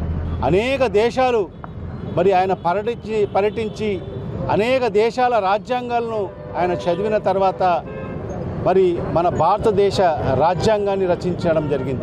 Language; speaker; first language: Telugu; native; Telugu